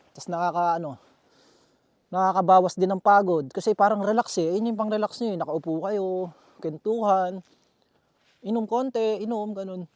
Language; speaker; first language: Filipino; native; Filipino